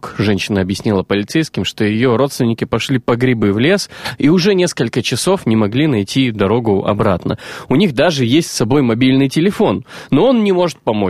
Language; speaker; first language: Russian; native; Russian